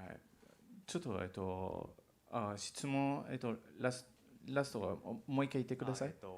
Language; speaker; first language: Japanese; non-native, learner; English